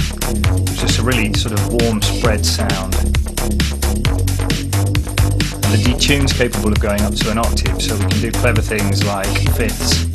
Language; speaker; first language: English; native; English